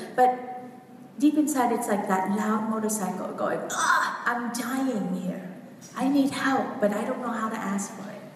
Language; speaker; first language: English; non-native, fluent; Vietnamese